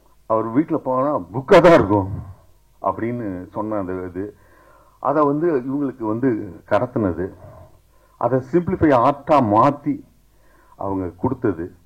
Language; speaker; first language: Tamil; native; Tamil